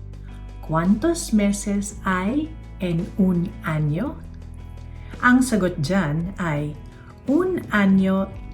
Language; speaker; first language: Spanish; non-native, fluent; Filipino